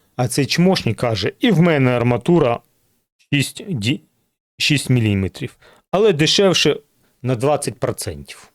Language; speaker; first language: Ukrainian; non-native, local second language; Russian